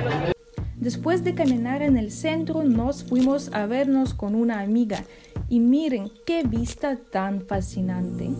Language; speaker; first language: Spanish; non-native, fluent; Russian